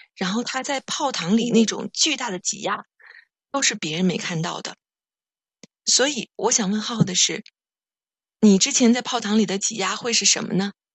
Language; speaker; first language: Chinese; native; Chinese